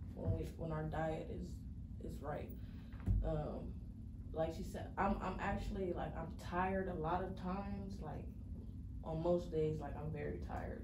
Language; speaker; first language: English; native; English